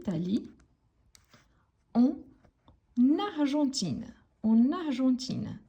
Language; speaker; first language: French; non-native, fluent; Portuguese